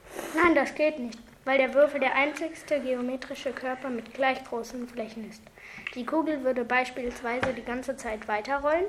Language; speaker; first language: German; native; German